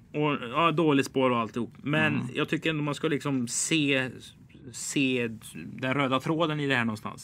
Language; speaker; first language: Swedish; native; Swedish